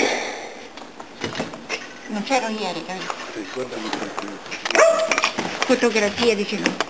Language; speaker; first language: Italian; non-native, learner; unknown